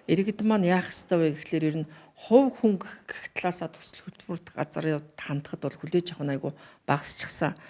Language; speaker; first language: Mongolian; native; Mongolian